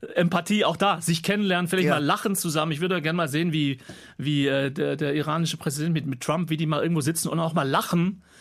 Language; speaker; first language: German; native; German